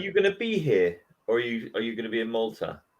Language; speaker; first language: English; native; English